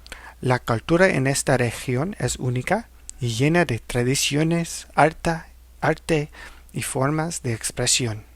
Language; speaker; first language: Spanish; non-native, fluent; English